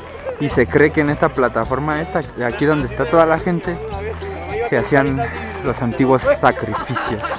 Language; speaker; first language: Spanish; native; Spanish